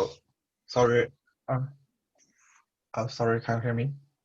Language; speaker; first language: English; non-native, learner; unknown